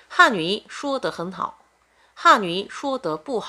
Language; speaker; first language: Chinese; non-native, fluent; Korean